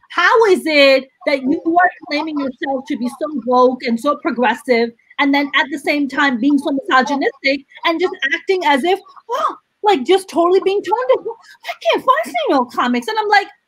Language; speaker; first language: English; non-native, local second language; Urdu